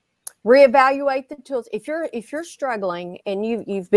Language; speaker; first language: English; native; English